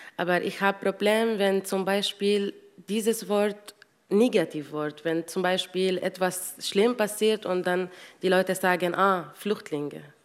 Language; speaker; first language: German; non-native, learner; Arabic